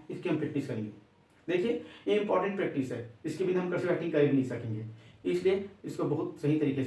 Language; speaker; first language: Hindi; native; Hindi